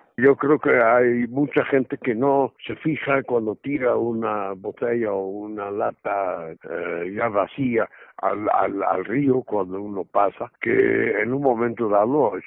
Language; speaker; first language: Spanish; non-native, fluent; Dutch